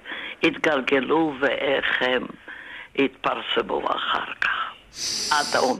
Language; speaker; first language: Hebrew; non-native, fluent; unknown